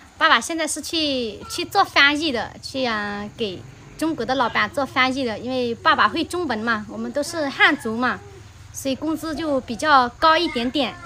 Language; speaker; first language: Chinese; early bilingual, heritage; Chinese